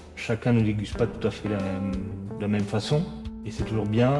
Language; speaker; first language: French; native; French